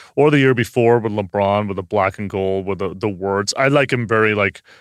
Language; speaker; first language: English; early bilingual, other home language; Hindi